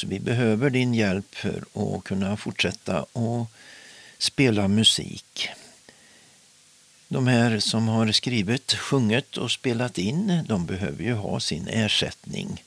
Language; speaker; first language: Swedish; native; Swedish